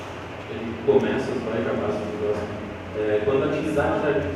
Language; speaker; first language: Portuguese; native; Portuguese